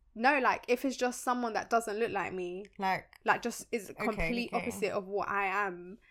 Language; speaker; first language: English; early bilingual, other home language; Spanish